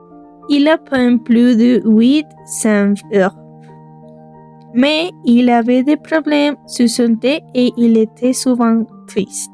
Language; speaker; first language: French; non-native, learner; Spanish